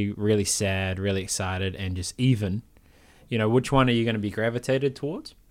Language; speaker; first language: English; native; English